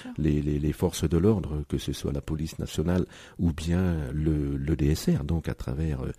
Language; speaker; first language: French; native; French